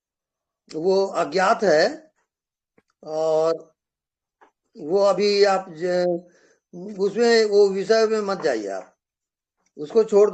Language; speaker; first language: Hindi; native; Hindi